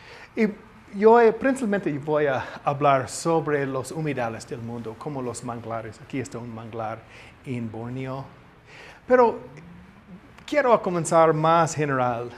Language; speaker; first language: Spanish; non-native, learner; English